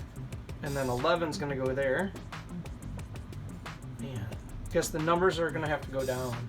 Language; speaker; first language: English; native; English